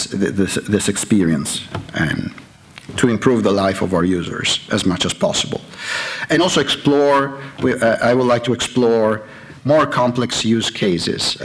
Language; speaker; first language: English; non-native, fluent; Italian